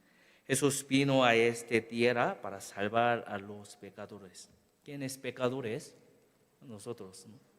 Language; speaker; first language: Spanish; non-native, learner; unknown